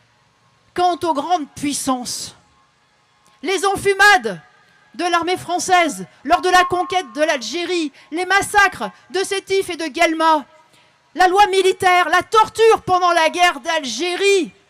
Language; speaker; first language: French; native; French